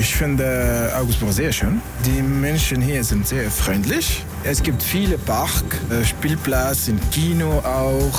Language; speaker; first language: German; non-native, learner; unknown